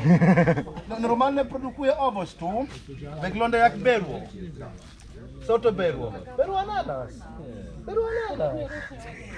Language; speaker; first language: Polish; non-native, learner; Swahili